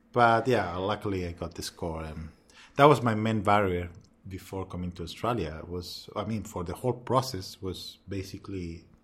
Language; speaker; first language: English; non-native, fluent; Spanish